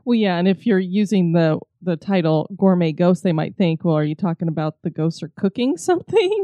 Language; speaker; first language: English; native; English